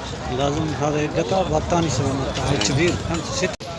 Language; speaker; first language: Arabic; non-native, learner; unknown